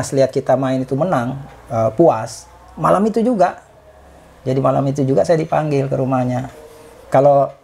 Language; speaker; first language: Indonesian; native; Indonesian